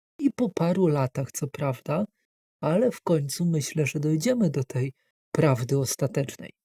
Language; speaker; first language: Polish; native; Polish